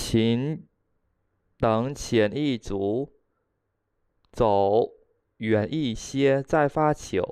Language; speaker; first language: Chinese; non-native, fluent; Khmer